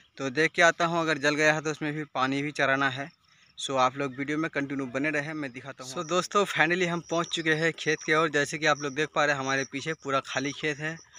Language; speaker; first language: Hindi; native; Hindi